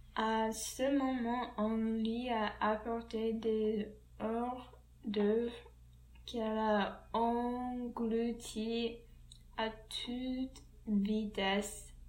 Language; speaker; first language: French; non-native, learner; English